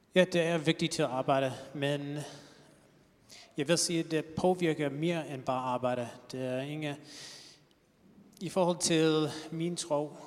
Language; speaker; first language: Danish; non-native, learner; English